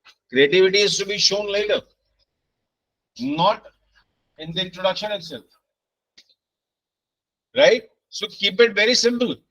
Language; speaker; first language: English; non-native, local second language; Hindi